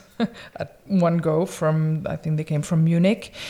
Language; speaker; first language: English; early bilingual, other home language; French